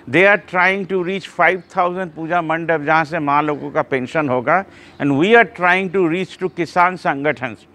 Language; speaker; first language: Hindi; non-native, local second language; Bangla